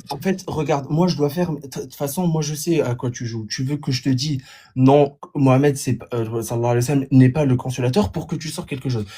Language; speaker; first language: French; non-native, fluent; Arabic